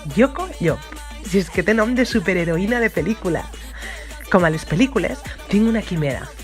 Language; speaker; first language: Catalan; native; Catalan